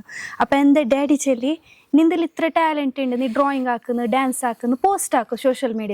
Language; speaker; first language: Malayalam; non-native, local second language; Hindi